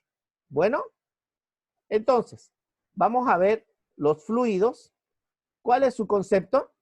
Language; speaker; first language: Spanish; native; Spanish